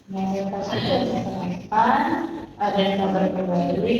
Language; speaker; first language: Indonesian; native; Indonesian